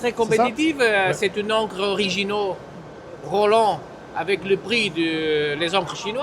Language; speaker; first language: French; non-native, fluent; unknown